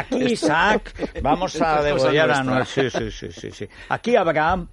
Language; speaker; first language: Spanish; native; Spanish